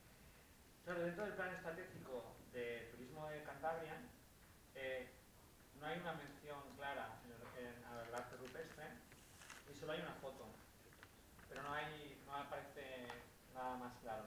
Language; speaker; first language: Spanish; native; Spanish